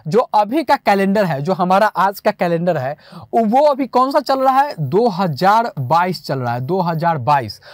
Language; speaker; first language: Hindi; native; Hindi